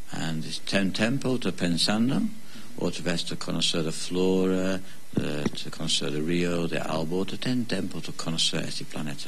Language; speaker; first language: Spanish; non-native, learner; English